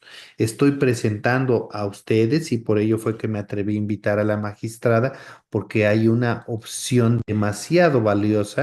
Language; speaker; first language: Spanish; native; Spanish